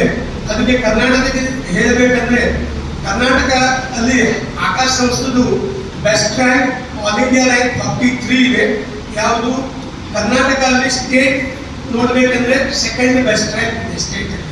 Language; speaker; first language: Kannada; non-native, learner; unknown